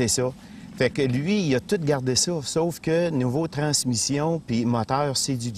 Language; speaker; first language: French; native; French